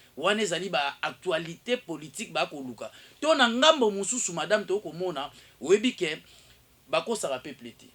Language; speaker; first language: Lingala; native; Lingala